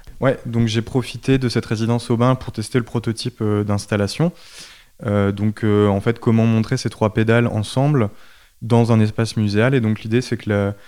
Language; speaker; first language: French; native; French